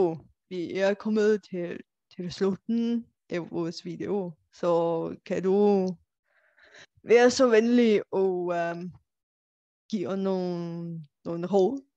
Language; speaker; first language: Danish; non-native, fluent; Bulgarian